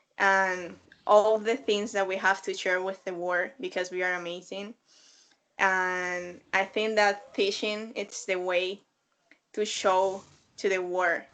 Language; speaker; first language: English; non-native, fluent; Spanish